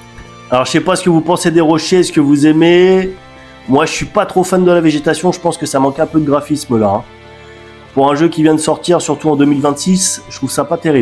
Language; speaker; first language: French; native; French